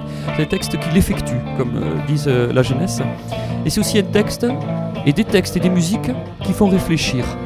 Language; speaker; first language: French; native; French